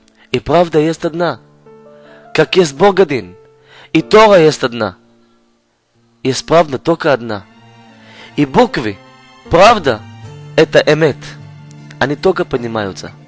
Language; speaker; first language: Russian; non-native, learner; Hebrew